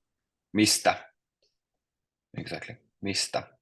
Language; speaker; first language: Finnish; non-native, fluent; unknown